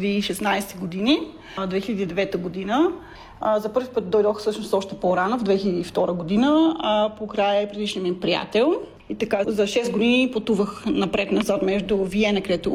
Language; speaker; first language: Bulgarian; non-native, fluent; Dutch